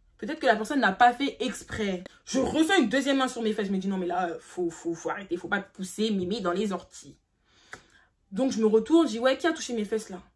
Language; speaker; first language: French; early bilingual, other home language; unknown